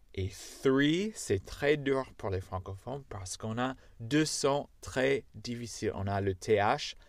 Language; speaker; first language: French; non-native, fluent; English